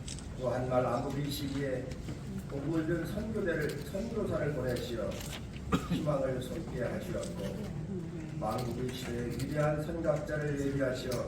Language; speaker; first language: Korean; native; Korean